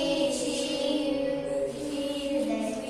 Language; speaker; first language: English; non-native, learner; Arabic